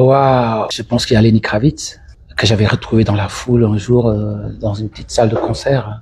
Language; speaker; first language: French; non-native, local second language; Wolof